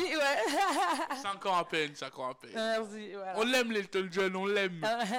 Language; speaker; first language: French; native; French